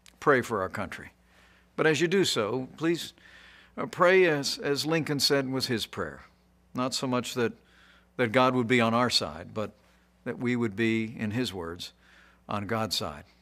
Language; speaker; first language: English; native; English